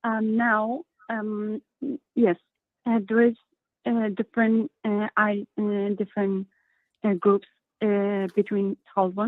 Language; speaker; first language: English; non-native, learner; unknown